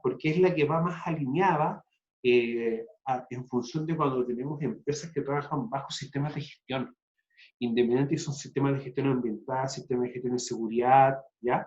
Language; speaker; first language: Spanish; native; Spanish